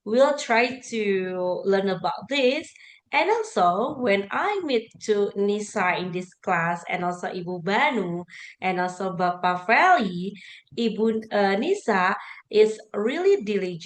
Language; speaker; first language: English; non-native, learner; Indonesian